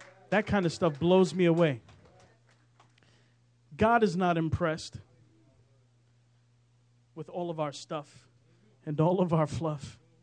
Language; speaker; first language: English; native; English